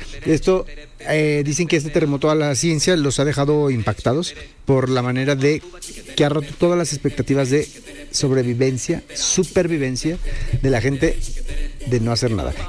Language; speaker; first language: Spanish; native; Spanish